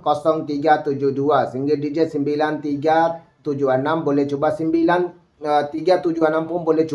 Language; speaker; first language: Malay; non-native, learner; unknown